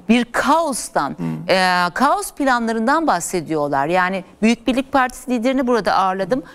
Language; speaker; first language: Turkish; native; Turkish